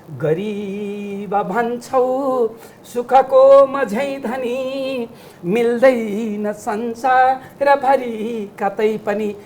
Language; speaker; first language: Nepali; native; Nepali